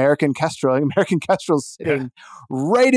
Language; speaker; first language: English; native; English